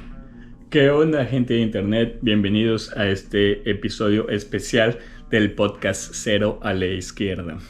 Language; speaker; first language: Spanish; native; Spanish